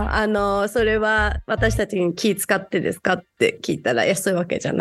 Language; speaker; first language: Japanese; native; Japanese